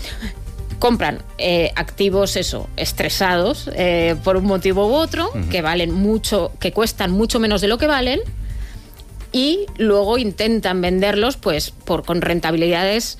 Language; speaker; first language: Spanish; native; Spanish